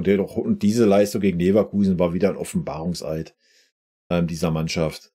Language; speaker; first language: German; native; German